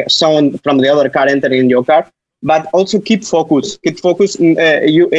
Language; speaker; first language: English; non-native, fluent; Spanish